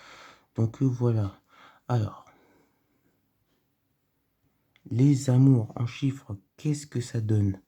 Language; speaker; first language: French; native; French